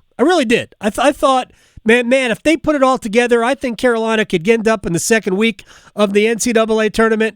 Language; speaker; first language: English; native; English